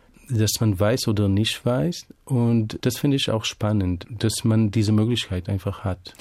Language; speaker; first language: German; non-native, fluent; Hebrew